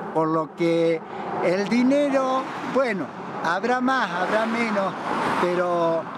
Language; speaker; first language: Spanish; native; Spanish